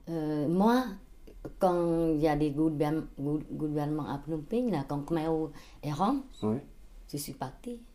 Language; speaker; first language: French; non-native, learner; Khmer